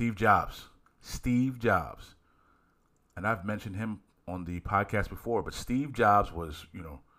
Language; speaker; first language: English; native; English